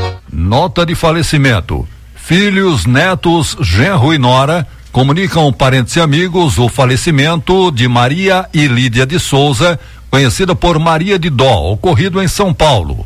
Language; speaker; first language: Portuguese; native; Portuguese